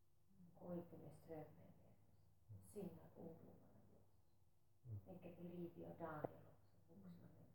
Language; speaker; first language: Swedish; non-native, local second language; Finnish